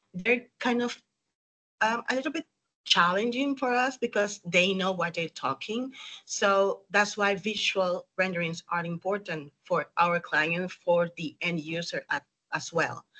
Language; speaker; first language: English; non-native, fluent; Spanish